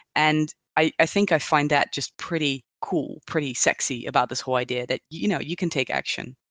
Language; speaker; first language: English; non-native, fluent; Dutch